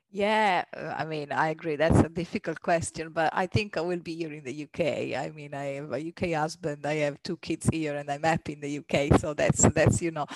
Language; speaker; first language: English; non-native, fluent; Italian